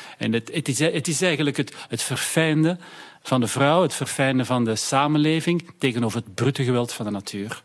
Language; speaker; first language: Dutch; native; Dutch